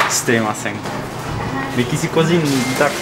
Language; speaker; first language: Japanese; non-native, learner; Spanish